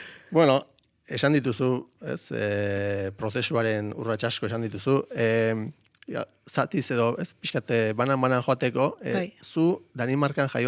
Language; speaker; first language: Basque; native; Basque